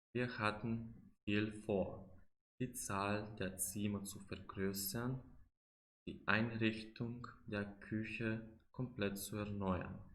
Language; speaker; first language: German; non-native, fluent; Macedonian